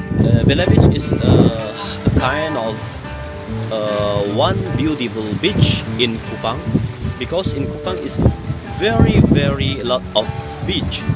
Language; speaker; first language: English; non-native, learner; Indonesian